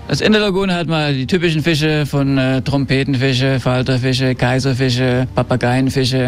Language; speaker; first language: German; early bilingual, heritage; German